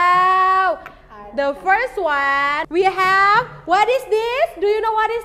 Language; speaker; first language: English; non-native, learner; Indonesian